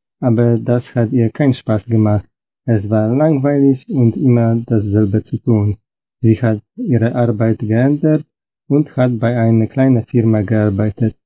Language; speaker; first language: German; non-native, fluent; Polish